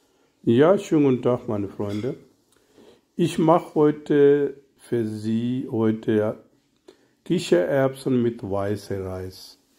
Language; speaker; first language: German; non-native, learner; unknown